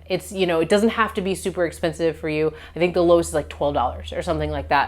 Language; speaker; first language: English; native; English